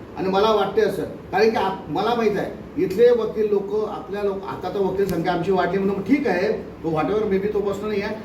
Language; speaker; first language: Marathi; native; Marathi